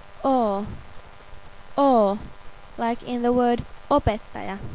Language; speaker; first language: English; non-native, fluent; Finnish